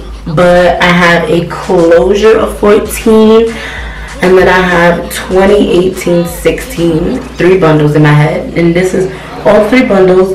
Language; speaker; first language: English; native; English